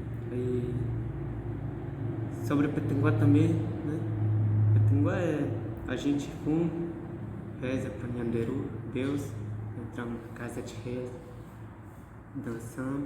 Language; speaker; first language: Portuguese; non-native, local second language; Guarani